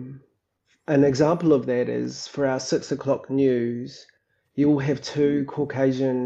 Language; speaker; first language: English; native; English